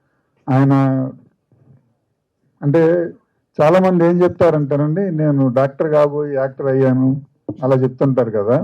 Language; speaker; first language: Telugu; native; Telugu